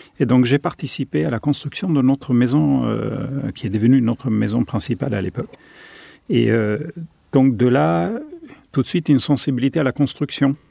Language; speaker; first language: French; non-native, fluent; German